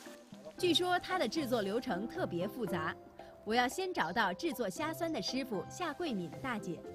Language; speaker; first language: Chinese; native; Chinese